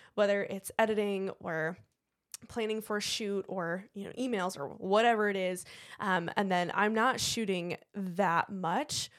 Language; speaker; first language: English; native; English